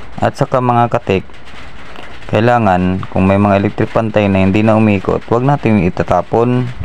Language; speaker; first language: Filipino; non-native, local second language; Iloko